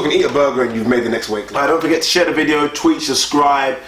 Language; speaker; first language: English; native; English